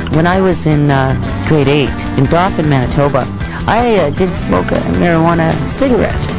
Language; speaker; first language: English; native; English